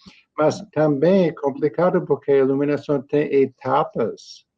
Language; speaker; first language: Portuguese; non-native, learner; English